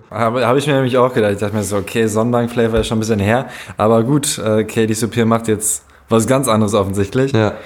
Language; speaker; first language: German; native; German